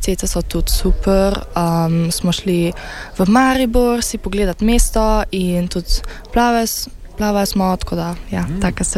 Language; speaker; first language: Slovenian; early bilingual, heritage; Slovenian